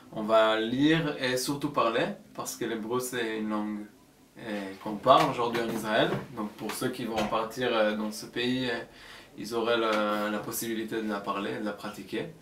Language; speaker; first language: French; non-native, fluent; Hebrew